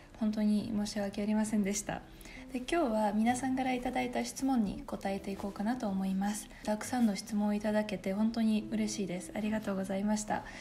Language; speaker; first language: Japanese; non-native, fluent; Russian